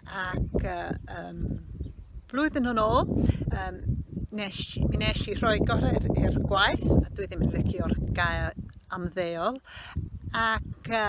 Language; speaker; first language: Welsh; non-native, learner; English